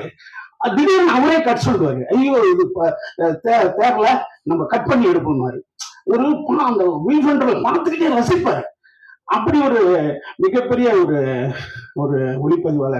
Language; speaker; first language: Tamil; native; Tamil